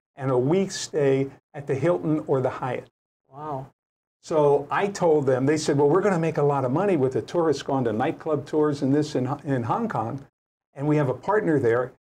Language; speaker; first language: English; native; English